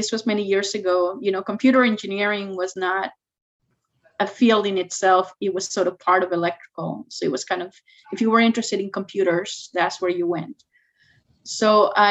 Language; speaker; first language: English; non-native, fluent; Spanish